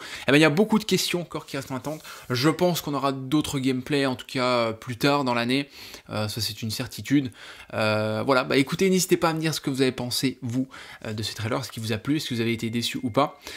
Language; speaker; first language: French; native; French